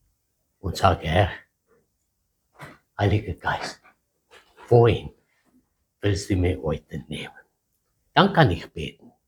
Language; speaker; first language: German; non-native, fluent; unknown